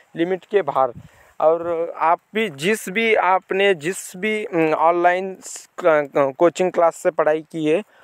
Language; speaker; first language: Hindi; non-native, local second language; Marathi